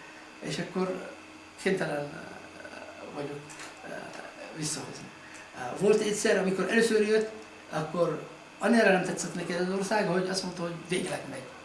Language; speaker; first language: Hungarian; non-native, fluent; Arabic